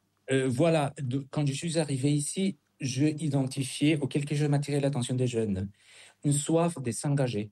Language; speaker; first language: French; non-native, fluent; Spanish